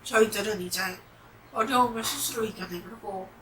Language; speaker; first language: Korean; early bilingual, heritage; Korean